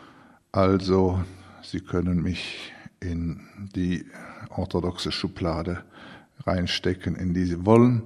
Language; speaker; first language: German; early bilingual, other home language; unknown